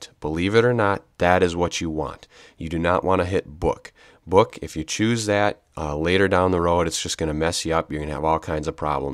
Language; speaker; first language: English; native; English